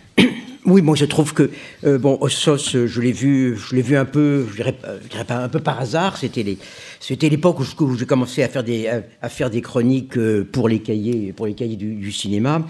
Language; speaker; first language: French; native; French